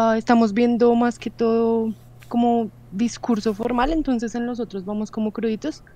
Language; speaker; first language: Spanish; native; Spanish